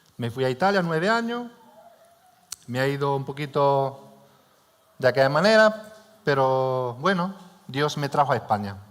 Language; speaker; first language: Spanish; non-native, fluent; Romanian